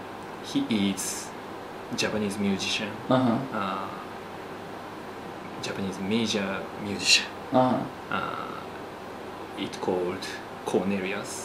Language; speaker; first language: English; non-native, learner; Japanese